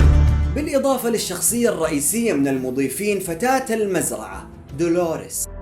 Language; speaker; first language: Arabic; native; Arabic